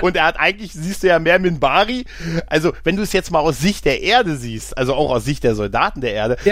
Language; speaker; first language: German; native; German